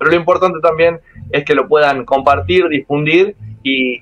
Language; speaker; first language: Spanish; native; Spanish